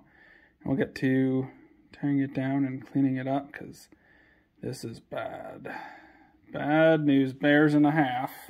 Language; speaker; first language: English; native; English